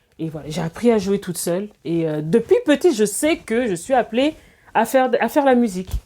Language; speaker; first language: French; early bilingual, other home language; Lingala